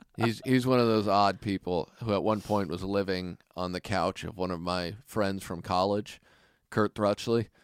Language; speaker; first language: English; native; English